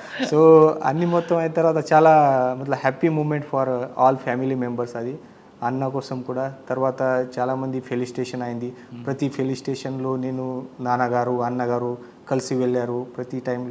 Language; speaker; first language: Telugu; non-native, learner; Marathi